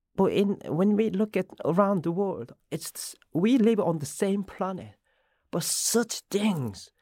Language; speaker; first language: English; non-native, learner; Korean